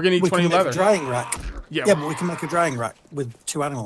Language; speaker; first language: English; native; English